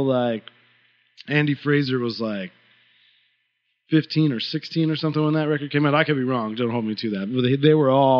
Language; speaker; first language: English; native; English